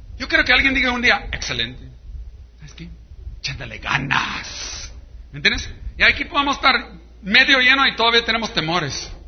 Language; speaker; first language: Spanish; early bilingual, heritage; Spanish